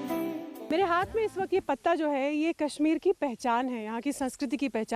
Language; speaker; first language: Hindi; native; Hindi